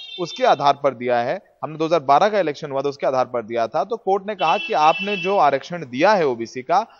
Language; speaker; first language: Hindi; native; Hindi